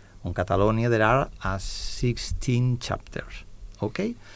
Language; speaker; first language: English; non-native, learner; Catalan